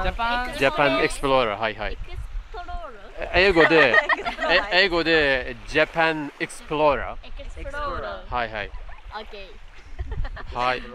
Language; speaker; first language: Japanese; non-native, learner; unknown